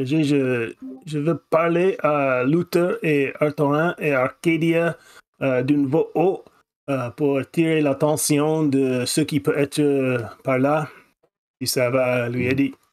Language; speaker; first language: French; non-native, fluent; English